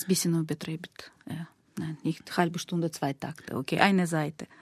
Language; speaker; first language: German; non-native, learner; Russian